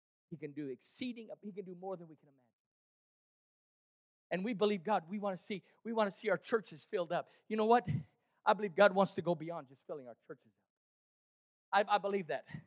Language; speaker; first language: English; native; English